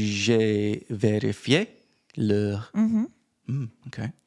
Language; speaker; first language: French; non-native, learner; English